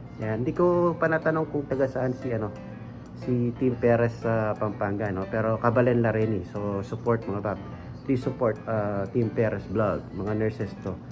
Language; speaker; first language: Filipino; non-native, local second language; Pampanga